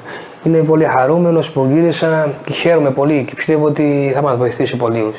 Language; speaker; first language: Greek; non-native, fluent; Portuguese